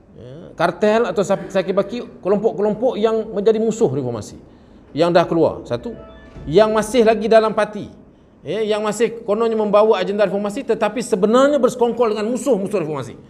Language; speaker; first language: Malay; native; Malay